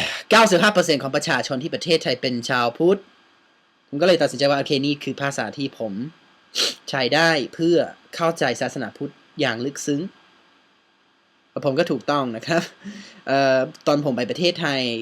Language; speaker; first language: Thai; non-native, fluent; English